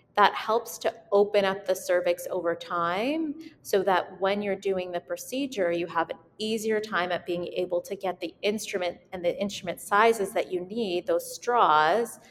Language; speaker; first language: English; native; English